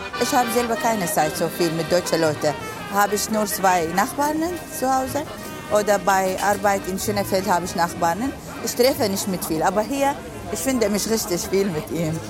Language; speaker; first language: German; non-native, learner; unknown